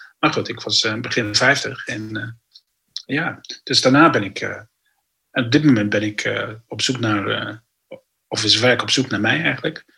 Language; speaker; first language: Dutch; non-native, fluent; English